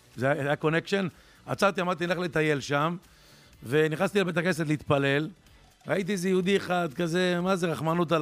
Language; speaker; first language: Hebrew; native; Hebrew